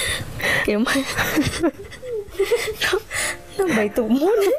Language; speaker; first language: Vietnamese; native; Vietnamese